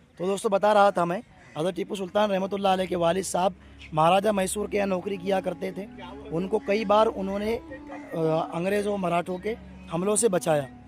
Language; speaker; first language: Urdu; native; Urdu